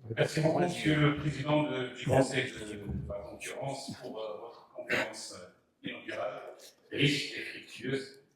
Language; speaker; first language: French; non-native, local second language; Arabic